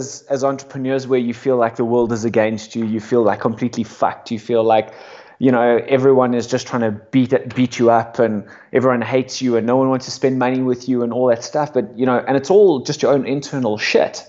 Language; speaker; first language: English; native; English